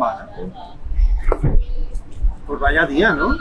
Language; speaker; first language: Spanish; native; Spanish